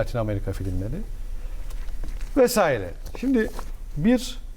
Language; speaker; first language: Turkish; native; Turkish